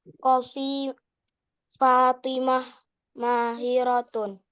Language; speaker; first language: Arabic; non-native, learner; Indonesian